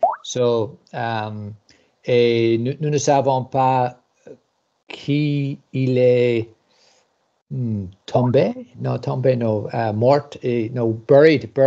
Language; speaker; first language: French; non-native, learner; English